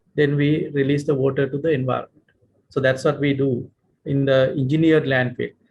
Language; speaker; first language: English; non-native, local second language; Sinhala